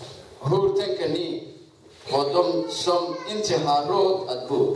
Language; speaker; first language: Swedish; non-native, learner; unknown